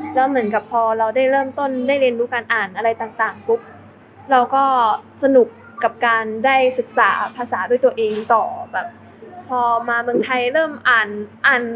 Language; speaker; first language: Thai; early bilingual, other home language; German